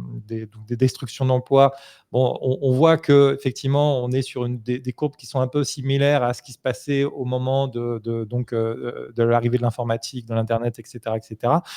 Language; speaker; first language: French; native; French